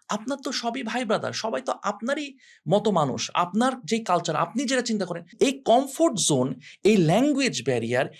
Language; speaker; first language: Bangla; non-native, local second language; Sylheti